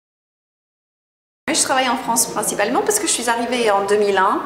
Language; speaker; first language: French; non-native, fluent; English